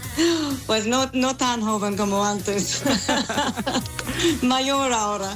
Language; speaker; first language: Spanish; non-native, fluent; English